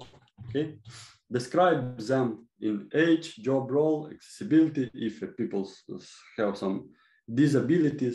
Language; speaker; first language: English; non-native, fluent; Ukrainian